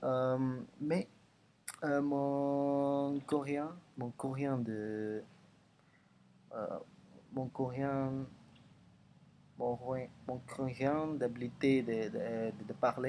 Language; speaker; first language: French; non-native, learner; Indonesian